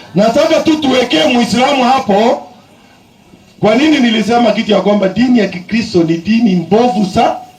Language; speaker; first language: Swahili; non-native, local second language; Kalenjin